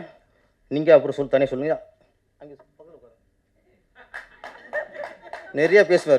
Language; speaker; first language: Tamil; native; Tamil